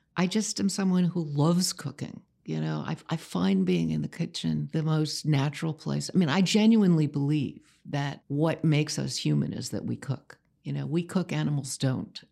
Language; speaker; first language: English; native; English